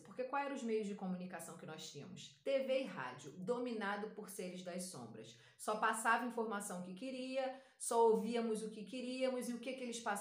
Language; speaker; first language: Portuguese; native; Portuguese